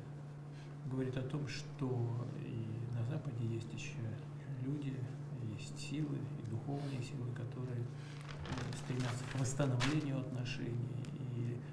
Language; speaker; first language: Russian; native; Russian